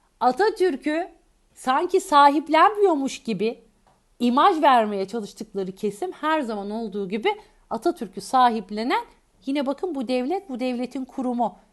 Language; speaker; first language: Turkish; native; Turkish